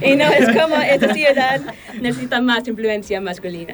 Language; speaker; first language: Spanish; non-native, fluent; English